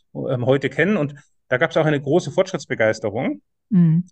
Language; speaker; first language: German; native; German